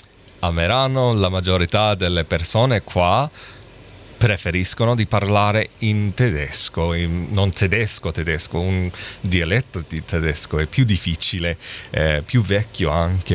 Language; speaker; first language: Italian; non-native, learner; English